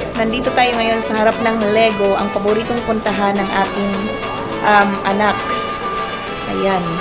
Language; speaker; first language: Filipino; native; Filipino